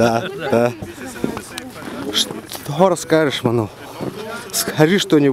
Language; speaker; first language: Russian; non-native, local second language; Yakut